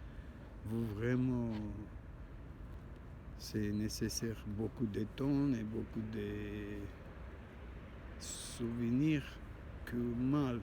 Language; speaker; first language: French; non-native, learner; Armenian